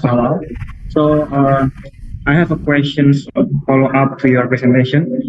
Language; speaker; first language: English; non-native, learner; Indonesian